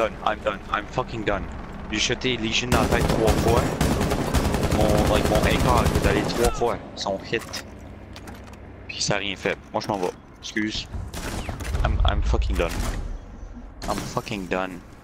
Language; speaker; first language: French; native; French